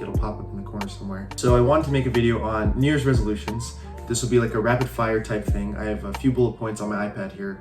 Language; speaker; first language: English; early bilingual, other home language; Chinese